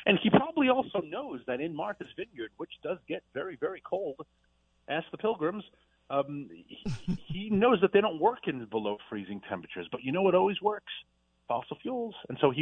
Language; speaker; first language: English; native; English